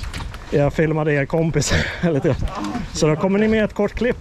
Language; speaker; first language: Swedish; native; Swedish